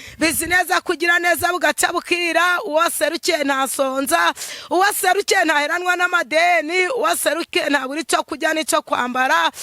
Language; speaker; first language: Kinyarwanda; native; Kinyarwanda